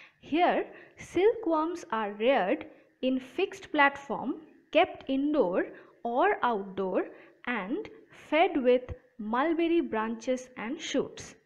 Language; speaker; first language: English; non-native, local second language; Bangla